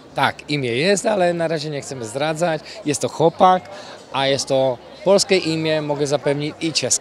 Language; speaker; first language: Polish; non-native, fluent; Czech